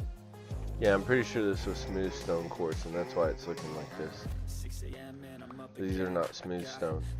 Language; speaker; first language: English; native; English